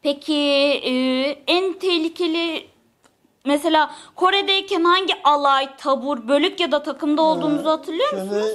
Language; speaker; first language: Turkish; native; Turkish